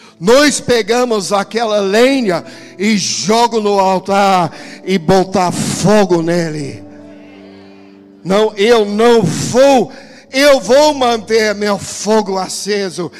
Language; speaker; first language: Portuguese; non-native, fluent; English